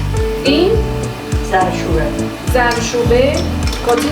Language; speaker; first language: Persian; non-native, learner; Chinese